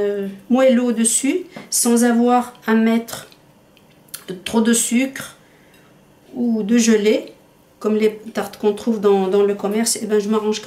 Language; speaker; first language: French; native; French